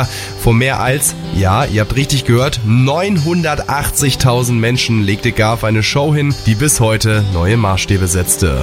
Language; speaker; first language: German; native; German